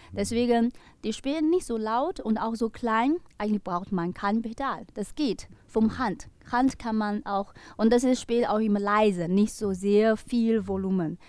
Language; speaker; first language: German; non-native, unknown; Chinese